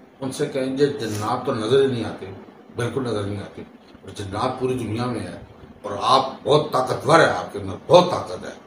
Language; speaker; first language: Urdu; non-native, local second language; Punjabi